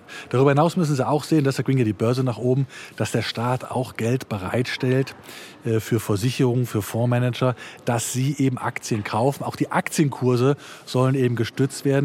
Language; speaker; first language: German; native; German